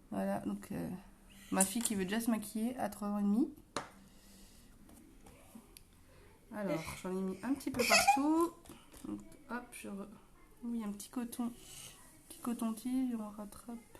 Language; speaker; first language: French; native; French